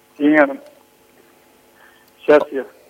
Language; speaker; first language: Russian; non-native, fluent; Turkish